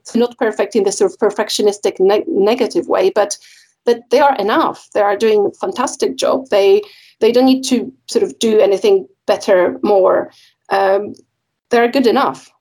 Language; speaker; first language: English; non-native, fluent; Polish